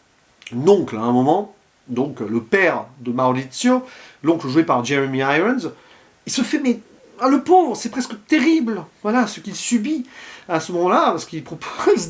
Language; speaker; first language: French; native; French